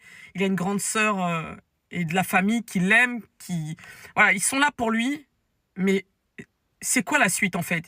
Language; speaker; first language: French; native; French